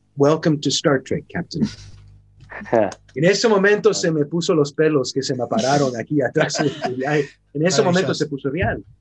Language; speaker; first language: Spanish; early bilingual, heritage; Spanish